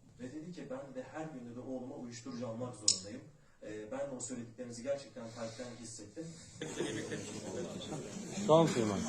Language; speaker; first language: Turkish; native; Turkish